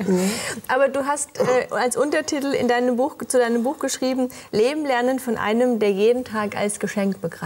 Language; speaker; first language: German; native; German